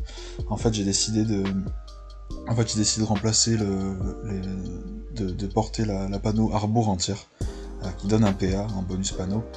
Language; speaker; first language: French; native; French